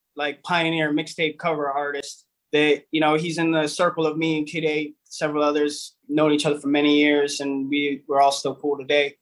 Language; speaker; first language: English; native; English